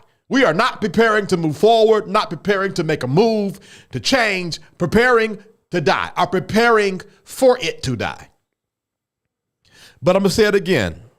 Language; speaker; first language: English; native; English